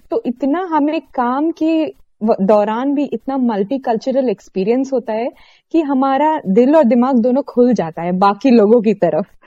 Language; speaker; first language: Hindi; non-native, local second language; Malayalam